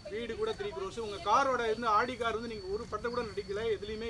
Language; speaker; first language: Tamil; native; Tamil